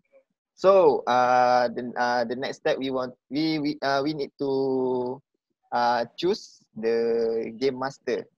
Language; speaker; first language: English; non-native, local second language; Malay